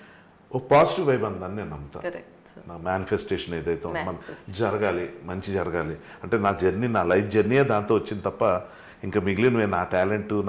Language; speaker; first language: Telugu; native; Telugu